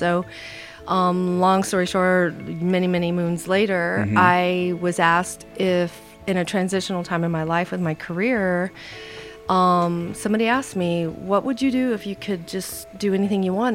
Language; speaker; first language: English; native; English